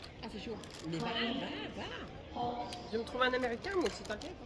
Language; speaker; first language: French; native; French